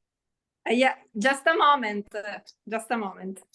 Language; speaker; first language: English; non-native, learner; Italian